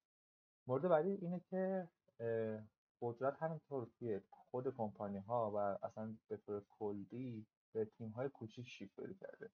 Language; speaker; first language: Persian; native; Persian